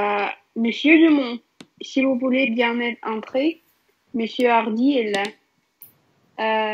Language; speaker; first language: French; non-native, learner; Russian